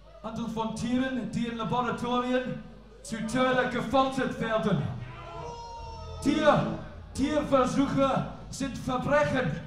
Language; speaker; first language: German; non-native, learner; English